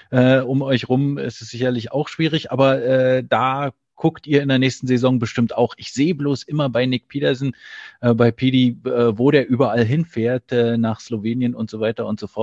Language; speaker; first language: German; native; German